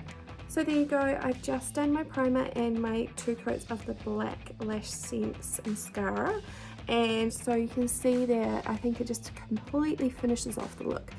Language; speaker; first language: English; native; English